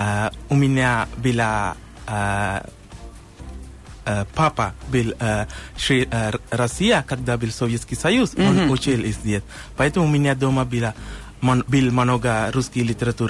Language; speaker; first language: Russian; non-native, learner; Sinhala